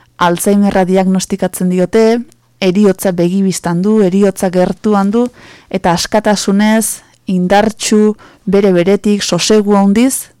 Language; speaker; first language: Basque; native; Basque